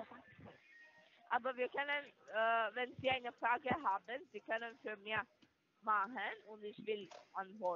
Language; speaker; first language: German; non-native, learner; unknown